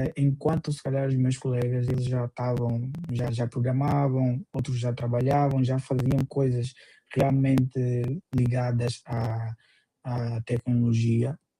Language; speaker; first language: Portuguese; native; Portuguese